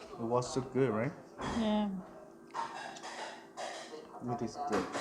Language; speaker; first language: English; non-native, learner; Korean